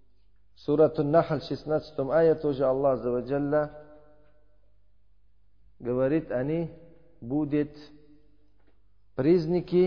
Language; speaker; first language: Russian; non-native, learner; Uzbek